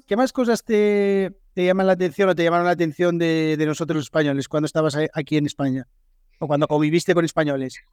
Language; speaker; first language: Spanish; native; Spanish